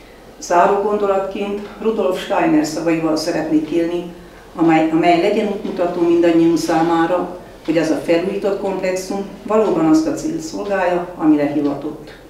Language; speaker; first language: Hungarian; native; Hungarian